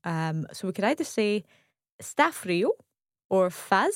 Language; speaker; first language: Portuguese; non-native, learner; English